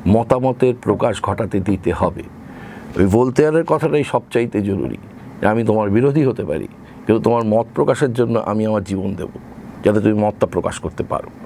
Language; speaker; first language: Bangla; native; Bangla